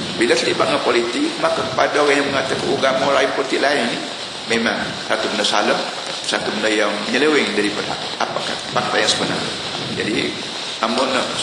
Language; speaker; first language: Malay; native; Malay